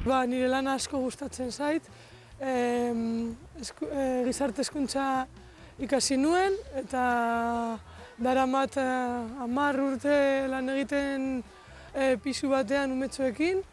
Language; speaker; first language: Basque; non-native, local second language; Spanish